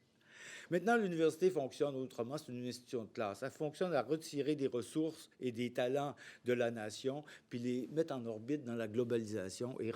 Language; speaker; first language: French; native; French